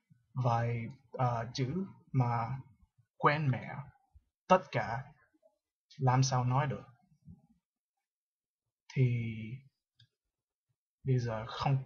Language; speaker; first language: Vietnamese; early bilingual, heritage; Vietnamese